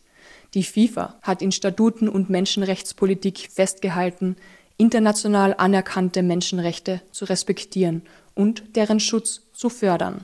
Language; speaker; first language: German; native; German